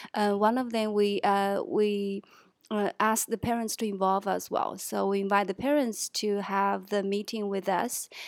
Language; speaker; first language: English; non-native, fluent; Chinese